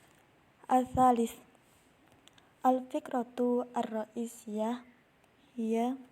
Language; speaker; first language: Arabic; non-native, learner; Indonesian